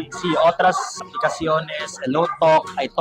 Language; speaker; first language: Spanish; non-native, learner; Filipino